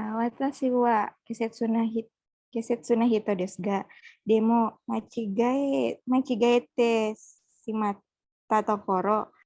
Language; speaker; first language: Japanese; non-native, learner; Indonesian